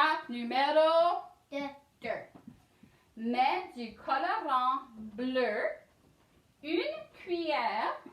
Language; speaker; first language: French; non-native, learner; English